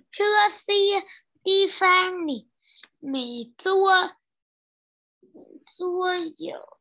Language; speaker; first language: Chinese; non-native, learner; Vietnamese